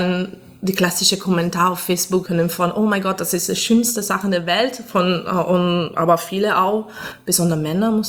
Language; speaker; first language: German; non-native, fluent; Italian